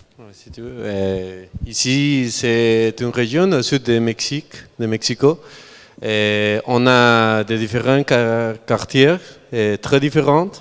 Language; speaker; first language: French; non-native, learner; Spanish